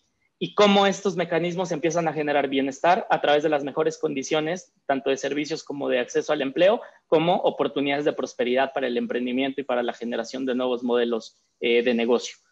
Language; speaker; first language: Spanish; native; Spanish